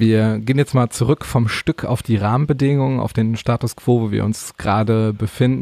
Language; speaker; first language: German; native; German